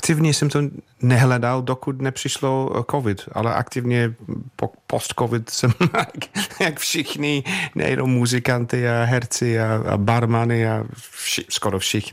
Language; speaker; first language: Czech; non-native, fluent; English